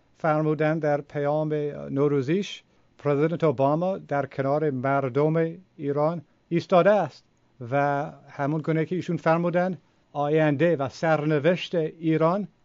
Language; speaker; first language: Persian; non-native, fluent; English